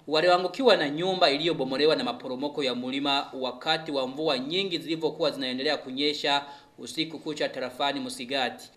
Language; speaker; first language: Swahili; non-native, local second language; Rundi